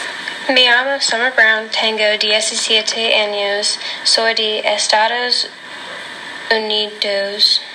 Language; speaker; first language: Spanish; non-native, learner; English